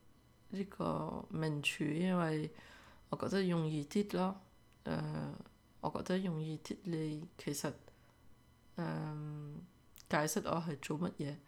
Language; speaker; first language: Cantonese; early bilingual, heritage; Cantonese